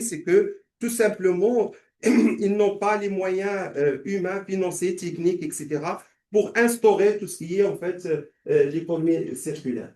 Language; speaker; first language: French; non-native, local second language; Arabic